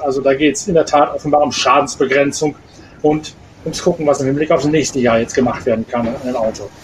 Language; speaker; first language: German; native; German